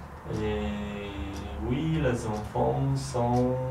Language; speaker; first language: French; non-native, learner; Polish